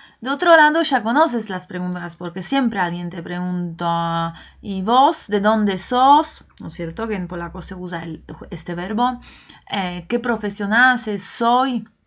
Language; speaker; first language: Spanish; non-native, fluent; Polish